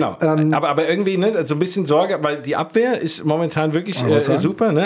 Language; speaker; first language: German; native; German